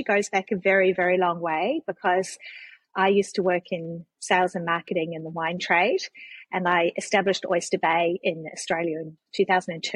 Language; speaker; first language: English; native; English